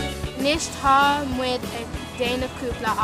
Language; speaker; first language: Irish; non-native, local second language; English